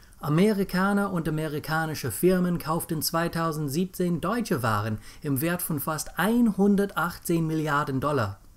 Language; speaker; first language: German; non-native, fluent; English